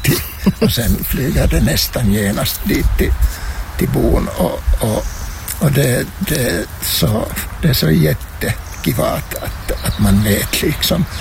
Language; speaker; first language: Swedish; non-native, local second language; Finnish